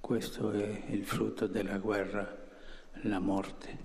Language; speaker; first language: Italian; non-native, fluent; Spanish